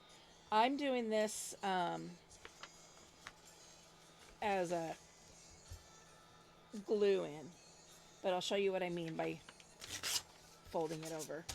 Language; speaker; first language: English; native; English